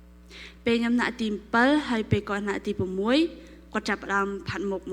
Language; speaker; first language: Khmer; non-native, local second language; Korean